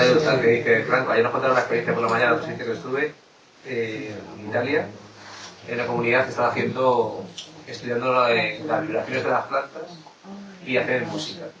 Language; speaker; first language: Spanish; native; Spanish